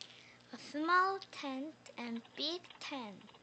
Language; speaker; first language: English; non-native, learner; Korean